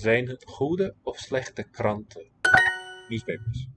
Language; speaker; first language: Dutch; non-native, learner; English